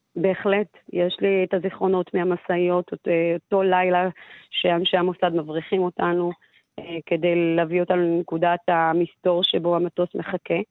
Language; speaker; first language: Hebrew; early bilingual, other home language; Amharic